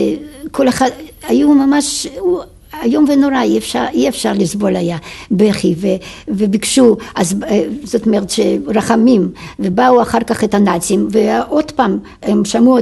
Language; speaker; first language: Hebrew; non-native, fluent; Yiddish